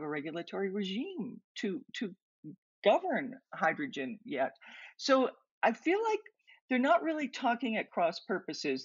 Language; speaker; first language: English; native; English